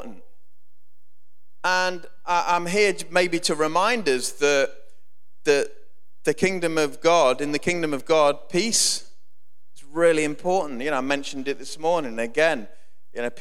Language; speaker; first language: English; native; English